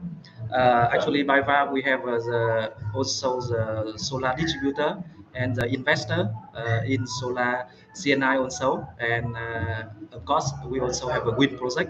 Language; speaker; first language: English; non-native, fluent; Vietnamese